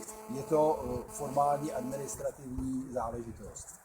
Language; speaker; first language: Czech; native; Czech